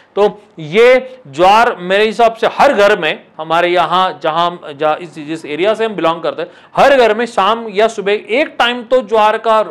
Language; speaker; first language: Hindi; non-native, local second language; Marathi